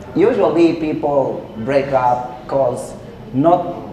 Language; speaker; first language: English; non-native, fluent; Portuguese